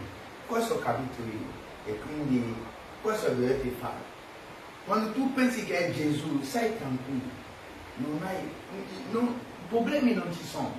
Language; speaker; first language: Italian; non-native, fluent; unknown